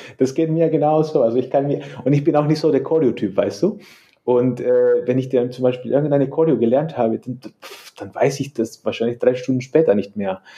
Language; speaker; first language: German; non-native, fluent; Spanish